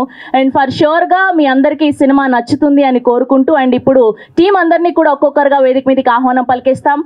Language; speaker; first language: Telugu; native; Telugu